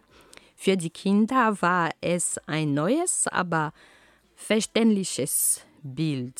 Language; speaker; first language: German; non-native, fluent; Ghomala